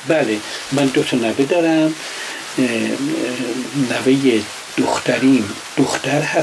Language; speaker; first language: Persian; native; Persian